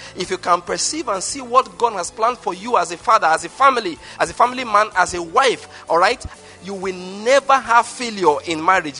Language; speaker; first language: English; non-native, local second language; Igbo